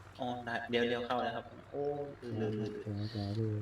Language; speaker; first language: Thai; native; Thai